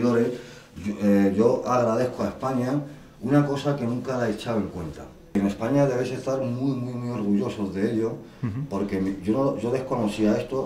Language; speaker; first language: Spanish; non-native, fluent; Arabic